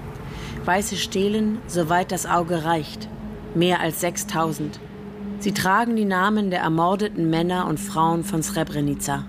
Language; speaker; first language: German; native; German